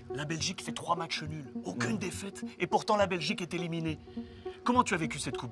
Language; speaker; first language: French; native; French